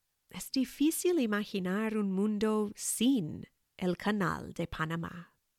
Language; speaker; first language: Spanish; non-native, fluent; English